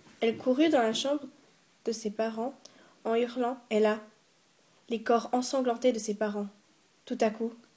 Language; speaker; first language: French; native; French